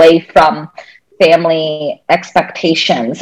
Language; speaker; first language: English; native; English